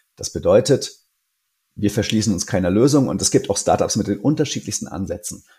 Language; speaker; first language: German; native; German